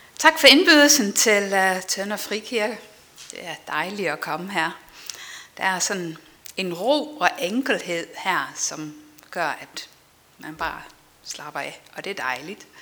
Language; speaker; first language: Danish; non-native, fluent; Dutch